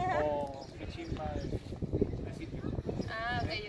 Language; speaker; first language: Spanish; native; Spanish